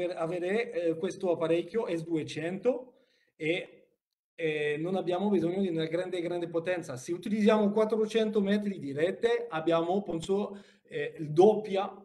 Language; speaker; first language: Italian; non-native, learner; French